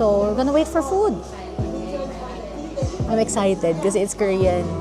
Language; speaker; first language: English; non-native, local second language; Filipino